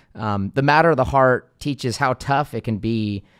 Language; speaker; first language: English; native; English